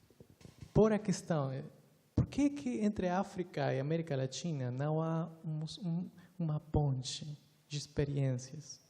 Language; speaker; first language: Portuguese; non-native, fluent; Spanish